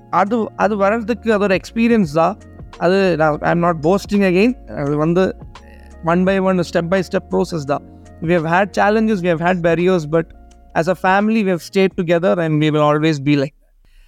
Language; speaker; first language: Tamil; non-native, learner; Malayalam